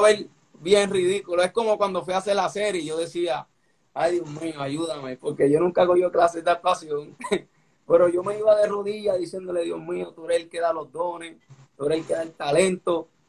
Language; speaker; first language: Spanish; native; Spanish